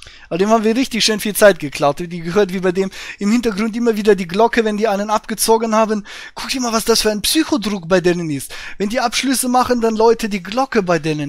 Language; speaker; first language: German; native; German